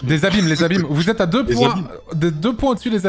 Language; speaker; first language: French; native; French